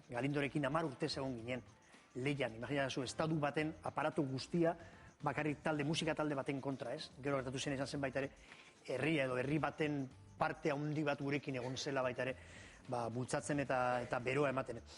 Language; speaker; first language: Basque; non-native, local second language; Spanish